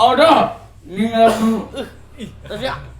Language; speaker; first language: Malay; non-native, local second language; Sundanese